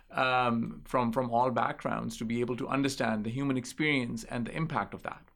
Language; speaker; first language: English; non-native, local second language; Urdu